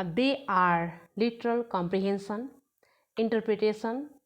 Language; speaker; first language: English; non-native, local second language; Nepali